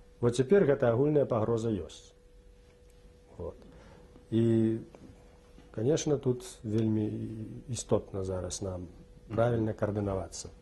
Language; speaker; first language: Belarusian; native; Belarusian